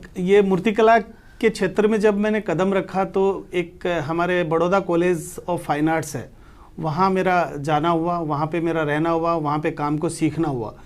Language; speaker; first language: Hindi; native; Hindi